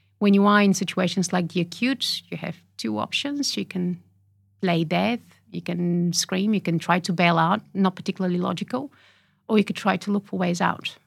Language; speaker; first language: English; non-native, fluent; Bulgarian